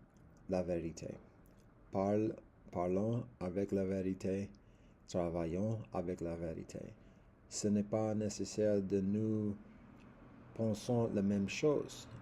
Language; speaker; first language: French; non-native, learner; English